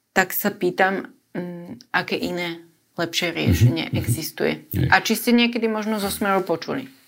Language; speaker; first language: Slovak; native; Slovak